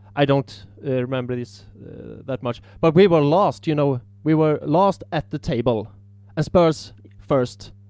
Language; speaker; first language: English; non-native, fluent; Swedish